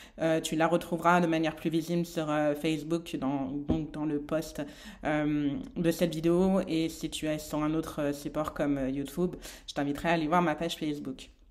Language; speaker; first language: French; native; French